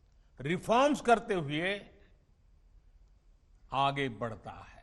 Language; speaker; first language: Hindi; non-native, local second language; Gujarati